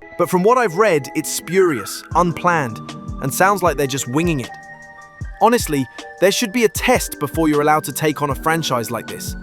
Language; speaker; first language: English; native; English